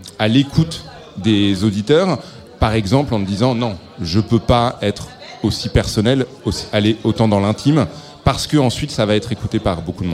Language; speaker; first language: French; native; French